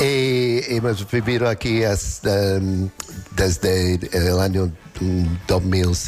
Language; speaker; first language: Spanish; non-native, learner; English